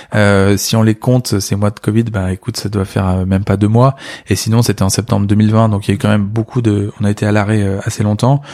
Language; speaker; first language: French; native; French